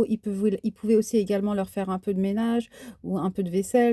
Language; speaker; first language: French; native; French